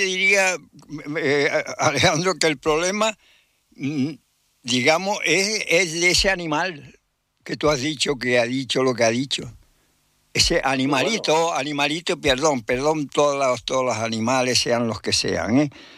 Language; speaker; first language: Spanish; native; Spanish